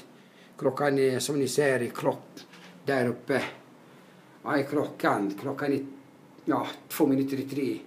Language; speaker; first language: Swedish; non-native, fluent; Arabic